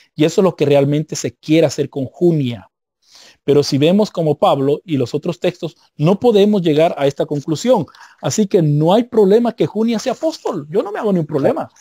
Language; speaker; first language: Spanish; native; Spanish